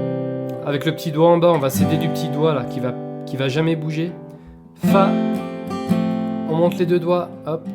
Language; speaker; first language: French; native; French